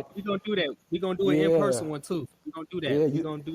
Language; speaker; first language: English; native; English